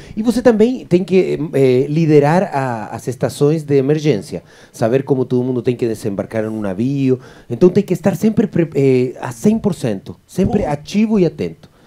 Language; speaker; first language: Portuguese; non-native, fluent; Spanish